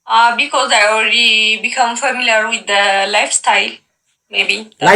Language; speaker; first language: English; non-native, local second language; Amharic